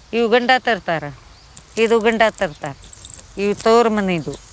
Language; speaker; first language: Kannada; non-native, local second language; Lambadi